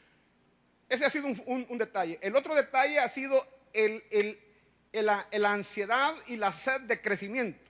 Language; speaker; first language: Spanish; native; Spanish